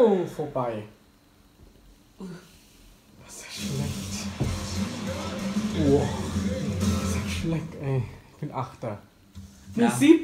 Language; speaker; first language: German; early bilingual, other home language; Vietnamese